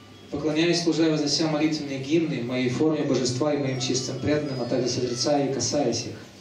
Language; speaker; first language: Russian; native; Russian